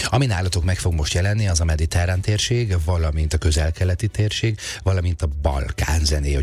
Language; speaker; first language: Hungarian; native; Hungarian